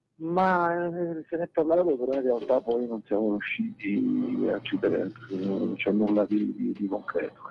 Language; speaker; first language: Italian; native; Italian